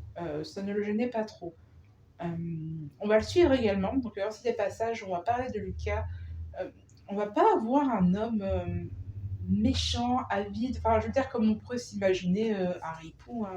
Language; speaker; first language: French; native; French